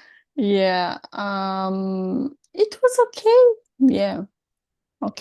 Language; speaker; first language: English; non-native, learner; Russian